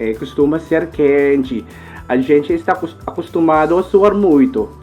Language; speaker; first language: Portuguese; non-native, learner; Filipino